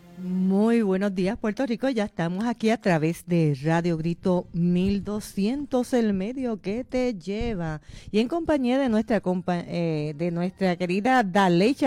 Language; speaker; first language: Spanish; native; Spanish